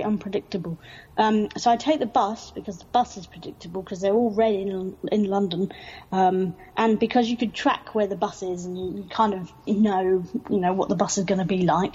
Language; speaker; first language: English; native; English